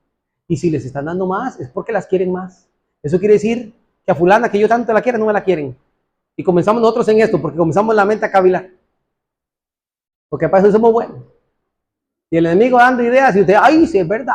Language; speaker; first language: Spanish; native; Spanish